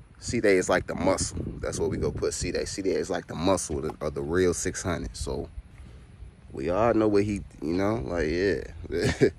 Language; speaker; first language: English; native; English